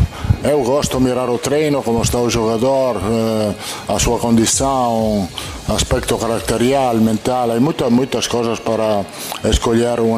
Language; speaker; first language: Portuguese; non-native, learner; Italian